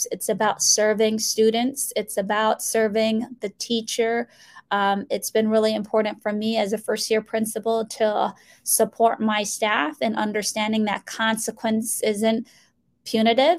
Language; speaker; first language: English; early bilingual, other home language; Somali